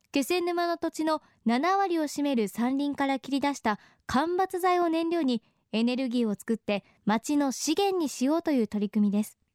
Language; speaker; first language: Japanese; native; Japanese